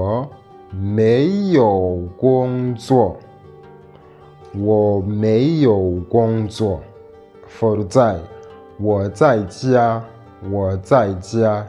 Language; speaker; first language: Chinese; non-native, fluent; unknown